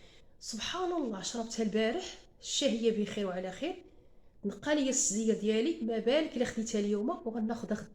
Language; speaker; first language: Arabic; native; Arabic